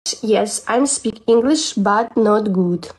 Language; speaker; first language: English; non-native, learner; Russian